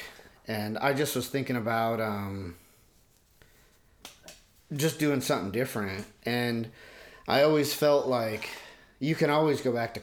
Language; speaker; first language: English; native; English